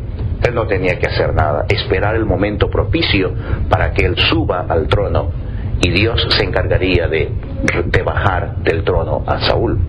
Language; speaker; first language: Spanish; native; Spanish